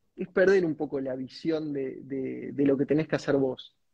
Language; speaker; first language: Spanish; native; Spanish